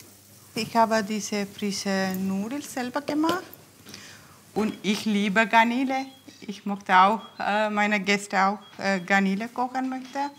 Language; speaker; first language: German; non-native, learner; Tamil